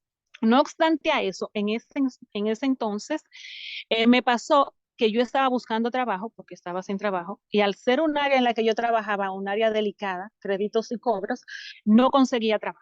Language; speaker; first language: Spanish; native; Spanish